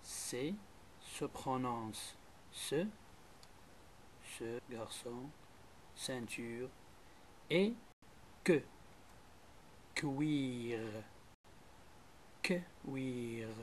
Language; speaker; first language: French; non-native, local second language; Arabic